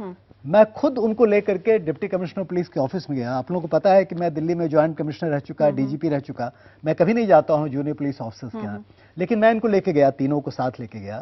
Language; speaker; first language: Hindi; native; Hindi